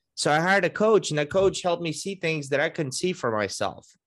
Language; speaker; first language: English; early bilingual, other home language; Russian